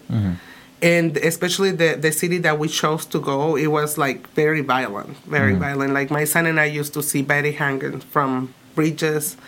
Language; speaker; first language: English; early bilingual, other home language; Spanish